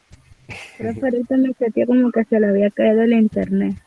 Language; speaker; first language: Spanish; native; Spanish